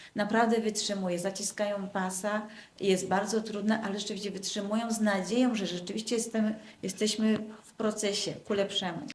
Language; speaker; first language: Polish; native; Polish